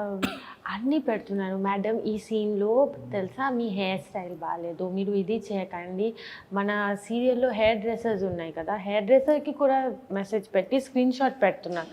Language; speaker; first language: Telugu; non-native, learner; Bangla